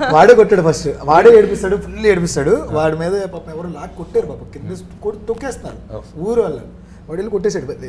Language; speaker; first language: Telugu; native; Telugu